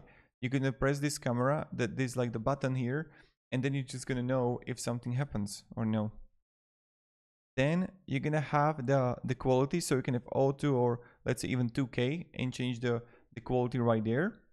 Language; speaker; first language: English; non-native, fluent; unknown